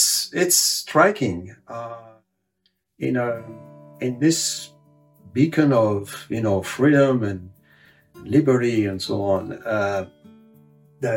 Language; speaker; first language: English; non-native, fluent; French